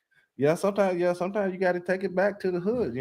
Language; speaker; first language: English; native; English